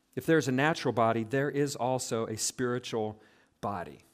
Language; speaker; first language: English; native; English